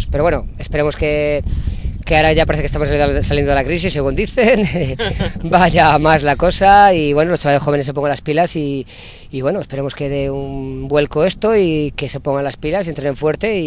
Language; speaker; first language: Spanish; native; Spanish